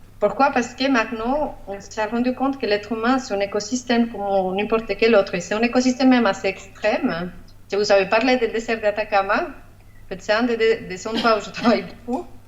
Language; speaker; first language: French; non-native, fluent; Spanish